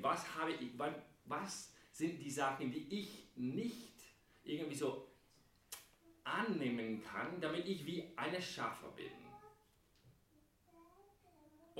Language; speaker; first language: German; non-native, fluent; English